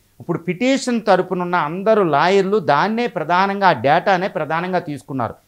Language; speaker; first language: Telugu; native; Telugu